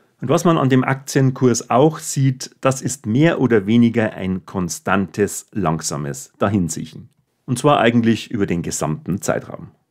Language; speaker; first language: German; native; German